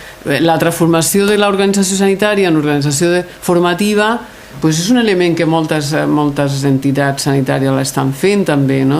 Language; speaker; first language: Catalan; native; Catalan